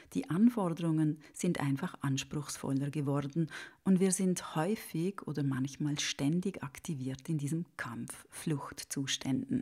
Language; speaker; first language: German; native; German